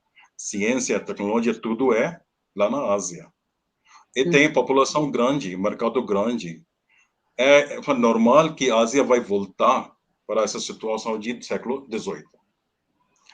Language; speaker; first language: Portuguese; non-native, learner; Hindi